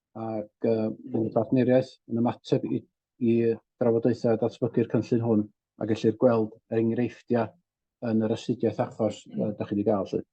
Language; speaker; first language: Welsh; native; Welsh